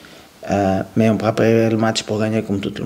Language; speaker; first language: French; non-native, learner; Portuguese